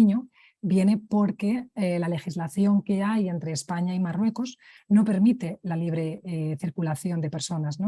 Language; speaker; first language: Spanish; native; Spanish